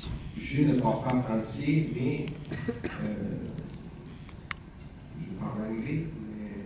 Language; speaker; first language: French; non-native, learner; Italian